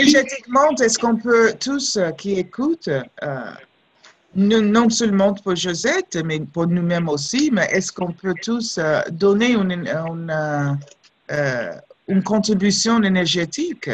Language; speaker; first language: French; non-native, fluent; English